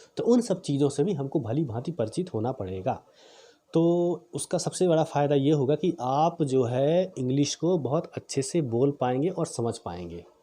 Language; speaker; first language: Hindi; native; Hindi